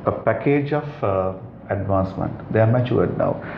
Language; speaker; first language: English; non-native, local second language; Sinhala